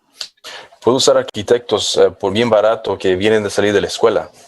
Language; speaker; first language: Spanish; non-native, fluent; English